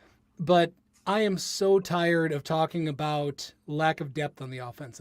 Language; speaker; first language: English; native; English